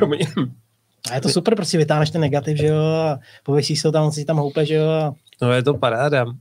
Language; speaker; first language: Czech; native; Czech